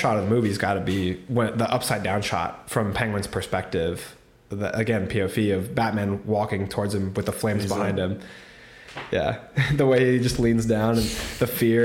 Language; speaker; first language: English; native; English